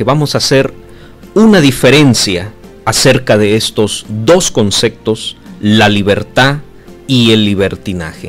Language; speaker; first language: Spanish; native; Spanish